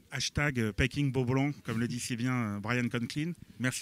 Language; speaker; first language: French; native; French